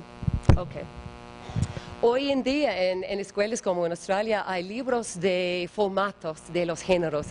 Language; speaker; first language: Spanish; non-native, learner; English